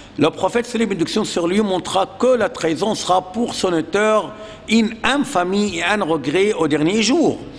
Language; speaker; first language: French; non-native, fluent; Arabic